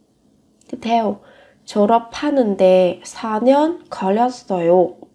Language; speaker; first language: Korean; non-native, fluent; Vietnamese